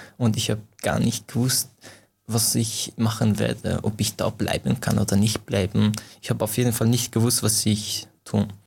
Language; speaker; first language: German; non-native, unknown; Persian